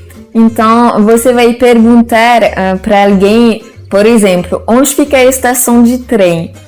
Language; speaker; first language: Portuguese; non-native, fluent; French